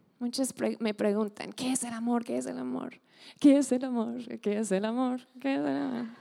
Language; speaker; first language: Spanish; non-native, fluent; English